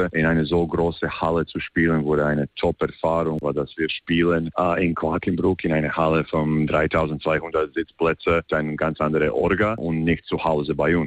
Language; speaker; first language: German; non-native, fluent; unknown